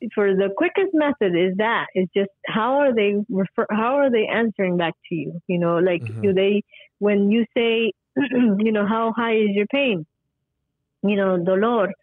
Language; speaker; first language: English; early bilingual, other home language; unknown